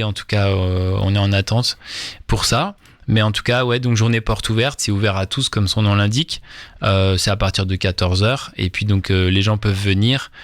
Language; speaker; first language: French; native; French